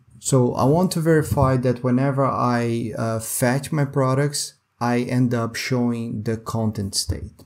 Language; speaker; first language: English; non-native, fluent; Portuguese